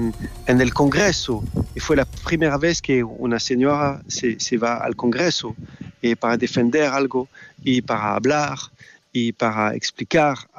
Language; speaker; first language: Spanish; non-native, learner; French